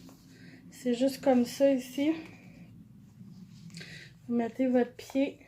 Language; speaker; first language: French; native; French